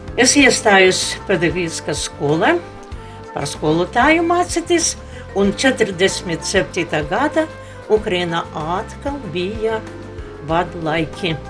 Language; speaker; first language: Latvian; non-native, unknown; Ukrainian